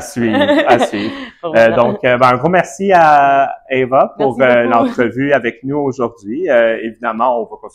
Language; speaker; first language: French; native; French